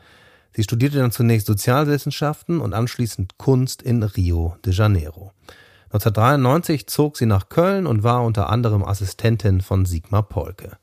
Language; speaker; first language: German; native; German